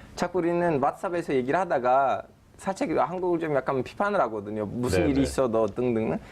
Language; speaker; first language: Korean; non-native, fluent; Turkish